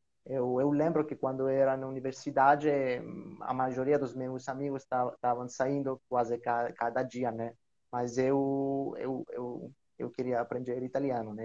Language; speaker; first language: Portuguese; non-native, learner; Greek